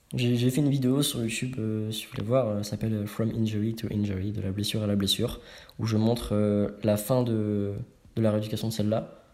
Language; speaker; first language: French; native; French